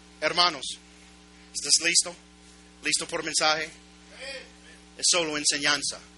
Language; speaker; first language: Spanish; non-native, learner; English